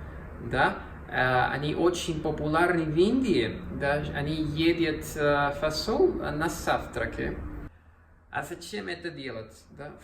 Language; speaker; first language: Russian; non-native, learner; Spanish